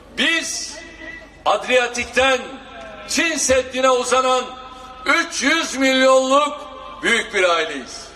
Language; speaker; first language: Turkish; native; Turkish